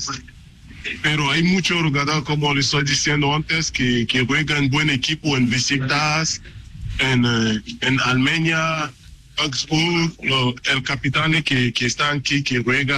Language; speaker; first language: Spanish; non-native, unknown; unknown